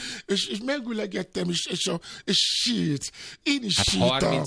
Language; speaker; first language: Hungarian; non-native, learner; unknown